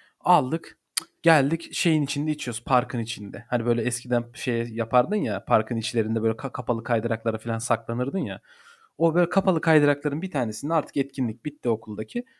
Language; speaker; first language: Turkish; native; Turkish